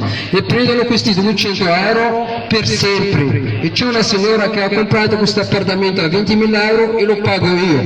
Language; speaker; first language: Italian; non-native, fluent; Arabic